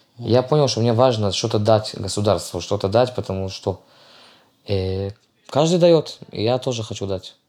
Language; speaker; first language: Russian; early bilingual, heritage; Russian